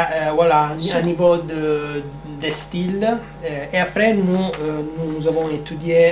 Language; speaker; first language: French; non-native, fluent; Italian